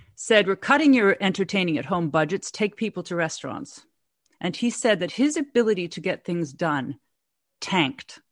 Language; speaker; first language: English; native; English